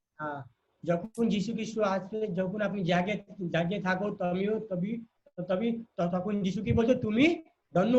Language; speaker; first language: Bangla; non-native, learner; Hindi